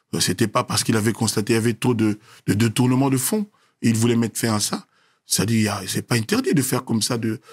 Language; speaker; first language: French; non-native, local second language; Lingala